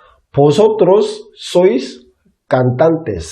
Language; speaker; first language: Spanish; non-native, learner; Korean